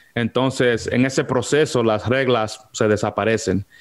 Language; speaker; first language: Spanish; early bilingual, heritage; Spanish